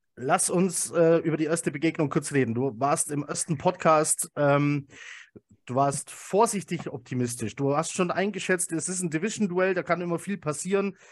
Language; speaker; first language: German; native; German